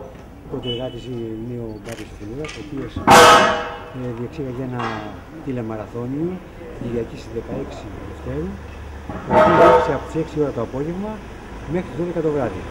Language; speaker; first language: Greek; native; Greek